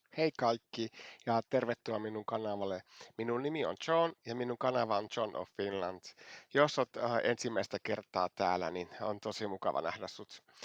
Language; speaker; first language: Finnish; non-native, fluent; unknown